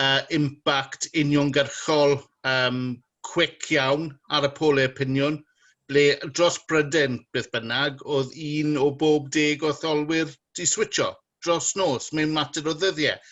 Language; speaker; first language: Welsh; native; Welsh